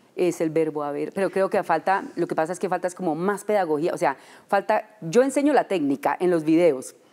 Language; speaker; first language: Spanish; native; Spanish